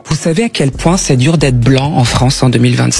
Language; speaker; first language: French; early bilingual, other home language; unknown